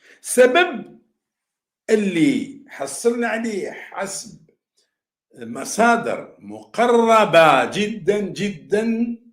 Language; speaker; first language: Arabic; native; Arabic